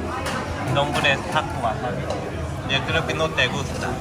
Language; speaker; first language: Spanish; non-native, learner; Korean